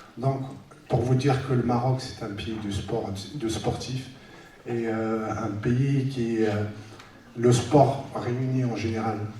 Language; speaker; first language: French; early bilingual, other home language; Tachelhit